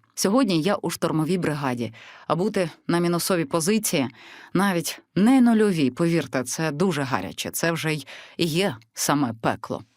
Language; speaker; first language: Ukrainian; early bilingual, other home language; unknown